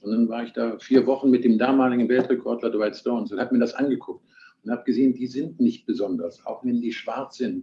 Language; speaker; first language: German; native; German